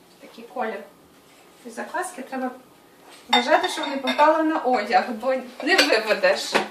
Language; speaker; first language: Ukrainian; native; Ukrainian